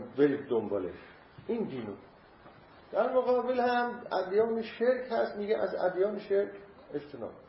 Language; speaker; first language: Persian; non-native, local second language; Azerbaijani